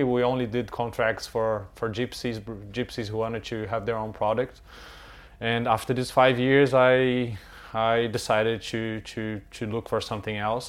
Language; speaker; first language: English; non-native, fluent; Portuguese